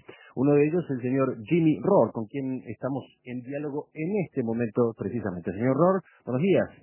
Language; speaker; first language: Spanish; native; Spanish